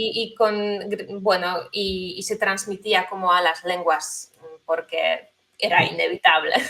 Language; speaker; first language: Spanish; non-native, fluent; Polish